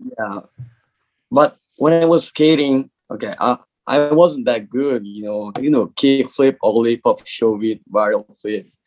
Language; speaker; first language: English; non-native, learner; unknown